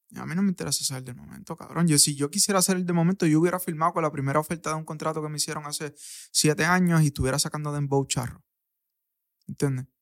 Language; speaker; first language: Spanish; native; Spanish